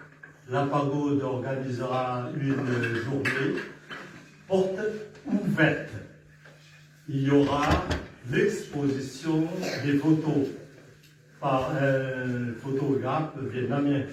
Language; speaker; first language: French; non-native, fluent; Vietnamese